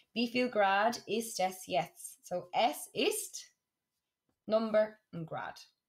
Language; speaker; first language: German; non-native, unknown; English